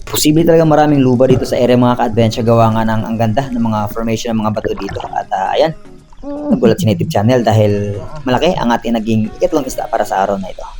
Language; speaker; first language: Filipino; non-native, local second language; Cebuano